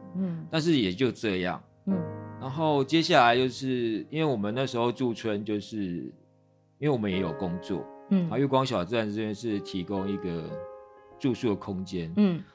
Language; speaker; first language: Chinese; native; Chinese